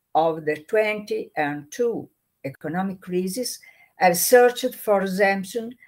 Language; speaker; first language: English; non-native, learner; Italian